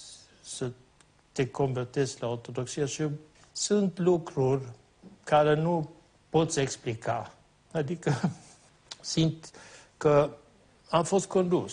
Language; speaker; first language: Romanian; non-native, fluent; Swedish